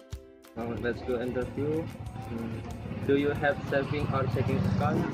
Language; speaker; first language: English; non-native, learner; Indonesian